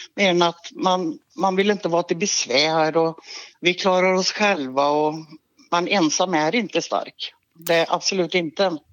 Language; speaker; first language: Swedish; native; Swedish